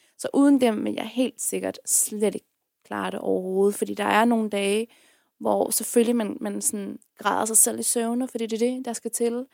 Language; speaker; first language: Danish; early bilingual, other home language; Persian